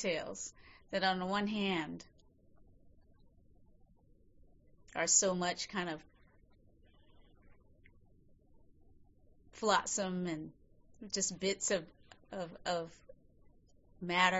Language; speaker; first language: English; native; English